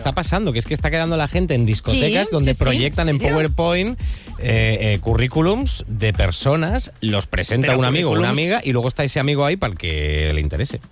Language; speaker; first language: Spanish; native; Spanish